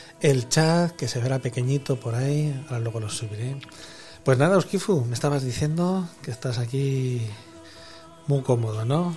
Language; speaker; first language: Spanish; native; Spanish